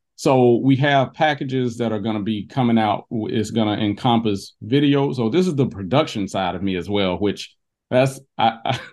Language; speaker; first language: English; native; English